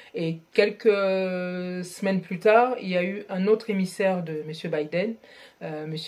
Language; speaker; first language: French; non-native, local second language; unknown